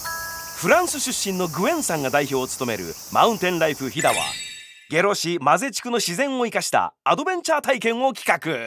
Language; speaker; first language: Japanese; native; Japanese